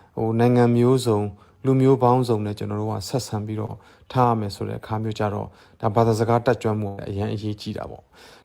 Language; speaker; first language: Burmese; non-native, local second language; S'gaw Karen